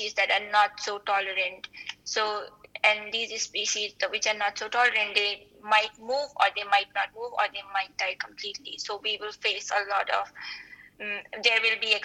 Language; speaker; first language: English; non-native, local second language; Hindi